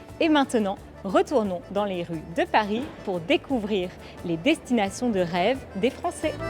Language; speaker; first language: French; native; French